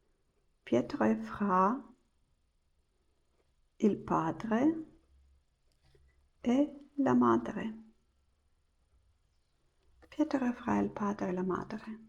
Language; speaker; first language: Italian; non-native, learner; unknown